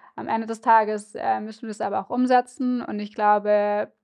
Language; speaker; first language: German; native; German